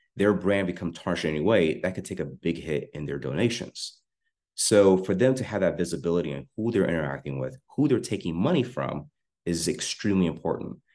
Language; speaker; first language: English; native; English